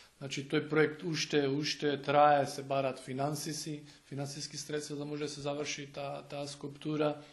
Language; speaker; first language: Macedonian; native; Macedonian